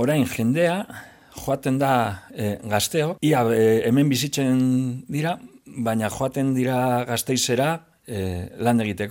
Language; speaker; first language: Basque; non-native, local second language; Spanish